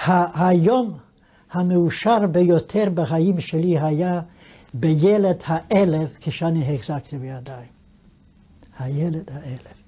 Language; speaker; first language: Hebrew; non-native, fluent; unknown